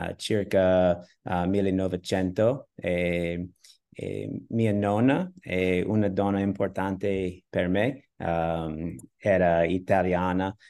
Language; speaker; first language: Italian; non-native, learner; English